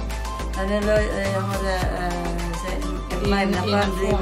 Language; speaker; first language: Hebrew; non-native, learner; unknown